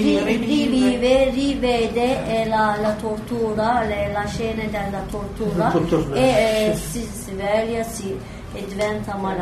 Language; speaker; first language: Italian; non-native, learner; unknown